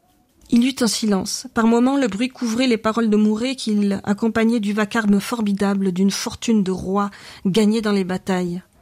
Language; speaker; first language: French; native; French